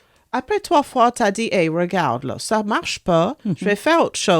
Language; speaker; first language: French; non-native, local second language; English